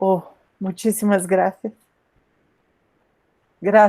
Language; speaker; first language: Spanish; non-native, learner; Portuguese